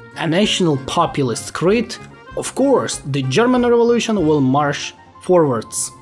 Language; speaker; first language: English; non-native, fluent; Ukrainian